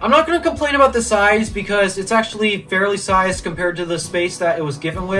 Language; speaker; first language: English; native; English